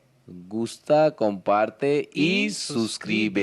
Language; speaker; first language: Spanish; non-native, learner; Hindi